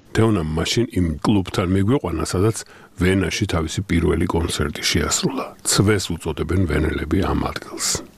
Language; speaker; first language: Georgian; native; Georgian